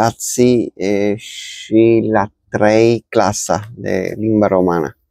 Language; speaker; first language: Romanian; non-native, learner; Spanish